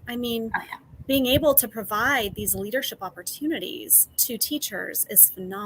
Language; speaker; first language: English; native; English